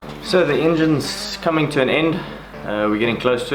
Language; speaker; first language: English; native; English